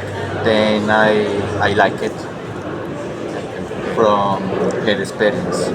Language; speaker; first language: English; non-native, learner; Spanish